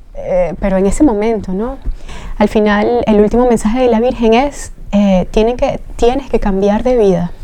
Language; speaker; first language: Spanish; native; Spanish